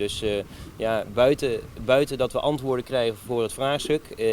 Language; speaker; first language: Dutch; native; Dutch